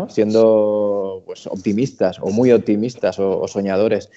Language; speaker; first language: Spanish; native; Spanish